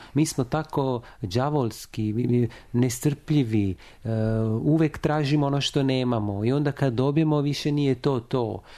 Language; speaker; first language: Serbian; non-native, fluent; Italian